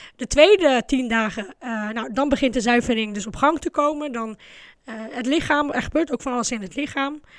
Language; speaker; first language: Dutch; early bilingual, other home language; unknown